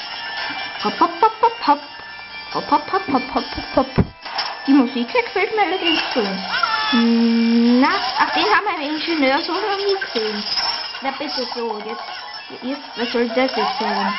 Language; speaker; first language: German; native; German